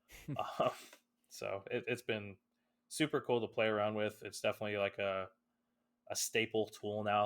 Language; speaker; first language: English; native; English